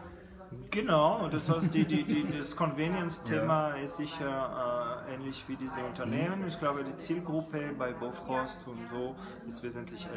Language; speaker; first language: German; non-native, fluent; French